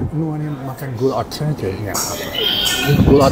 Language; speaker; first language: Indonesian; non-native, learner; English